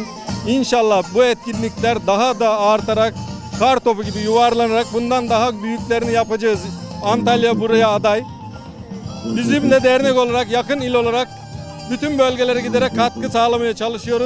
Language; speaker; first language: Turkish; native; Turkish